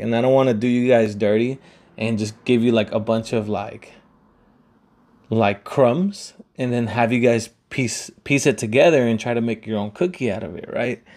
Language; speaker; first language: English; early bilingual, other home language; Spanish